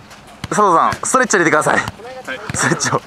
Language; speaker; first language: Japanese; native; Japanese